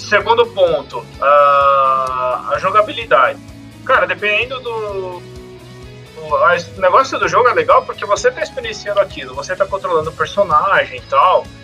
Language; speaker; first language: Portuguese; native; Portuguese